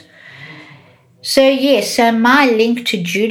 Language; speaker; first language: English; native; English